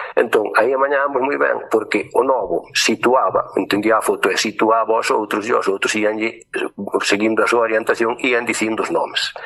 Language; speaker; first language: Galician; native; Galician